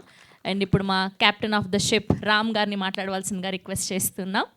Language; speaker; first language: Telugu; native; Telugu